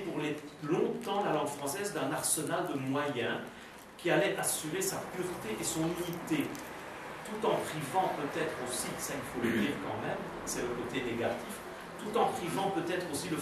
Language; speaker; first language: French; native; French